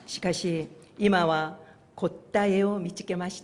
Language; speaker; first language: Japanese; non-native, fluent; Korean